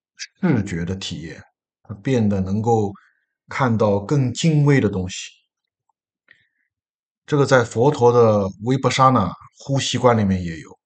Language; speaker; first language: Chinese; native; Chinese